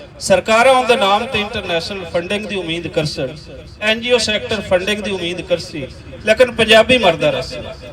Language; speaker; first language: Punjabi; native; Punjabi